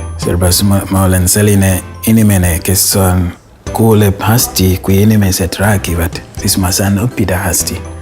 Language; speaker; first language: Estonian; non-native, learner; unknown